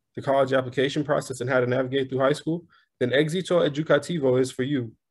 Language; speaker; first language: English; native; English